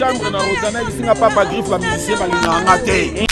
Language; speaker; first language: Lingala; native; Lingala